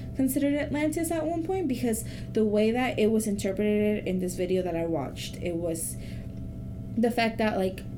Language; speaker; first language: English; non-native, fluent; Spanish